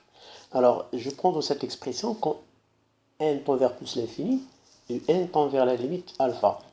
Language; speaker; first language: French; non-native, local second language; Arabic